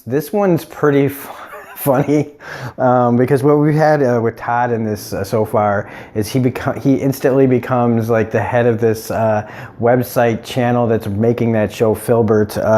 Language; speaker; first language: English; native; English